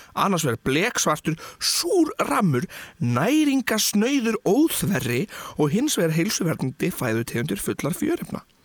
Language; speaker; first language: Icelandic; native; Icelandic